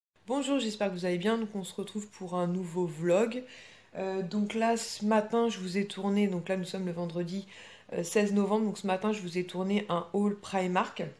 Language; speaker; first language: French; native; French